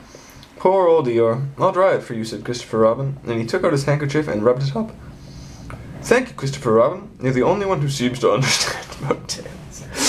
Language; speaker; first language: English; native; English